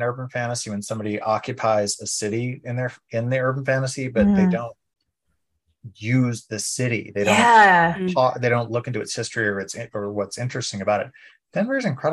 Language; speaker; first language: English; native; English